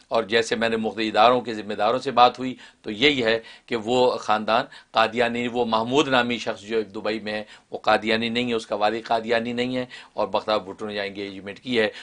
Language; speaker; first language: Urdu; native; Urdu